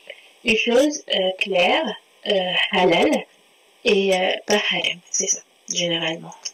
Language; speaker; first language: French; non-native, local second language; Arabic